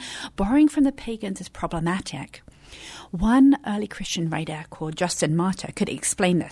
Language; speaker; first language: English; native; English